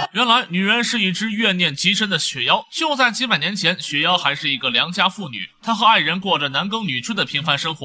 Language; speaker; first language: Chinese; native; Chinese